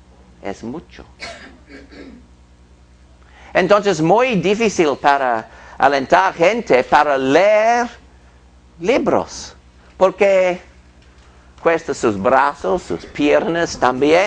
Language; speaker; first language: Spanish; non-native, fluent; English